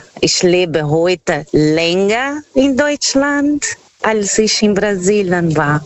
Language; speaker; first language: German; non-native, fluent; Portuguese